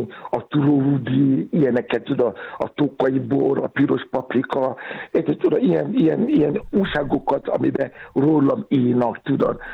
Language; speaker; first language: Hungarian; non-native, fluent; Yoruba